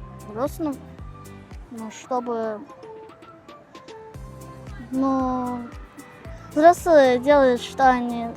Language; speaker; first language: Russian; non-native, local second language; Azerbaijani